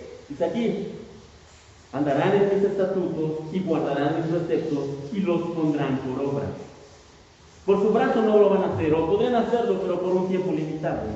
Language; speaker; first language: Spanish; native; Spanish